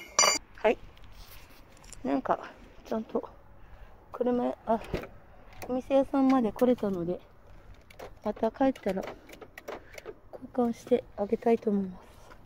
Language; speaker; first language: Japanese; native; Japanese